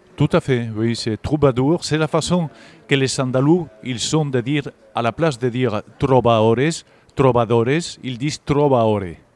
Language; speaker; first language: French; non-native, fluent; Galician